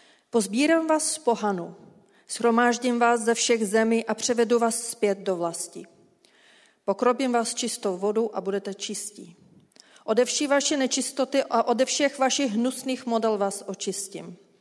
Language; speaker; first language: Czech; native; Czech